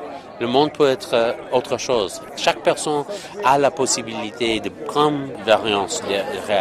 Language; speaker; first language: French; non-native, learner; English